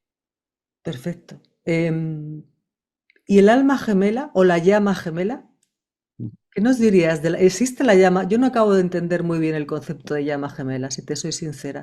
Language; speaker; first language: Spanish; native; Spanish